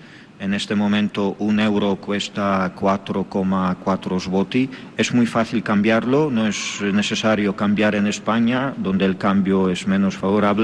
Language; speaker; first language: Spanish; non-native, fluent; Polish